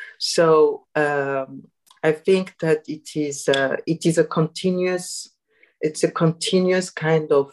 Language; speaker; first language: English; non-native, fluent; Arabic